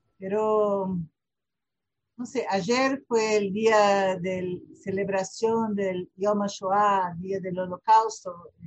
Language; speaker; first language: Spanish; non-native, fluent; Portuguese